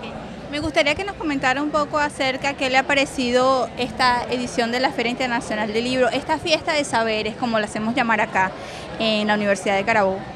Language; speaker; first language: Spanish; native; Spanish